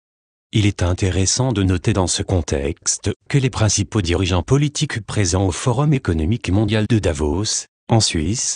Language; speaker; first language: French; native; French